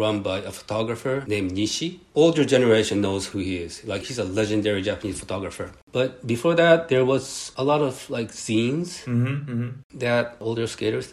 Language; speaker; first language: English; early bilingual, other home language; Japanese